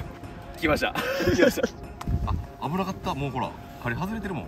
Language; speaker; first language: Japanese; native; Japanese